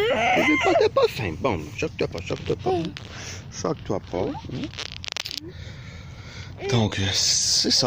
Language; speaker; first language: French; native; French